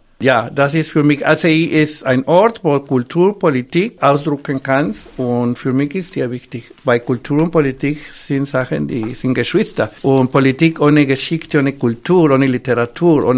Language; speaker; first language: German; non-native, fluent; Spanish